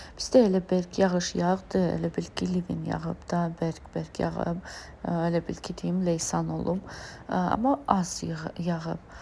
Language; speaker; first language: Azerbaijani; non-native, fluent; Lezghian